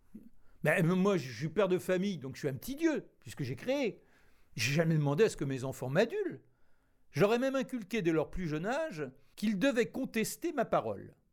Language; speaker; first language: French; native; French